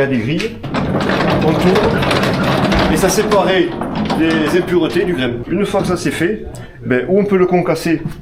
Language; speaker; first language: French; native; French